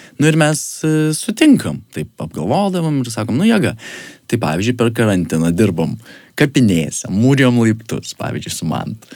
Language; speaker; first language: Lithuanian; native; Lithuanian